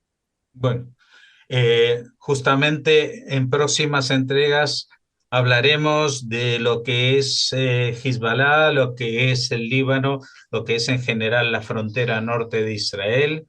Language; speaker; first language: Spanish; native; Spanish